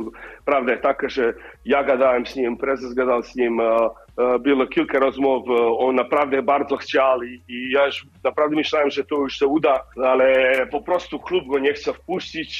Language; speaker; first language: Polish; non-native, learner; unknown